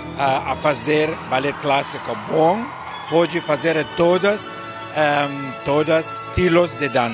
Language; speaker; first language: Portuguese; non-native, learner; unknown